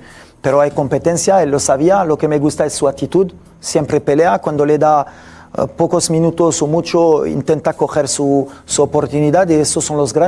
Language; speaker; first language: Spanish; non-native, fluent; French